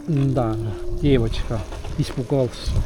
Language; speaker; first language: Russian; non-native, local second language; Estonian